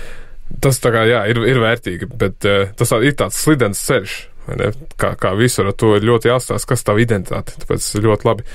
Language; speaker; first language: Latvian; native; Latvian